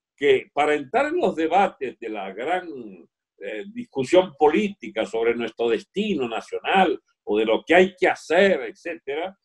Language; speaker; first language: Spanish; native; Spanish